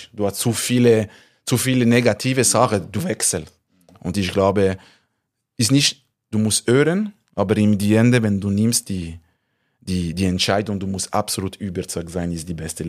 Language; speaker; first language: German; non-native, local second language; French